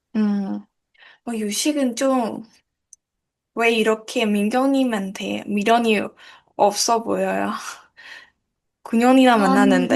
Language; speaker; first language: Korean; non-native, learner; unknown